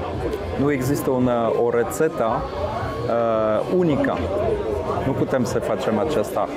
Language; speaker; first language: Romanian; non-native, fluent; French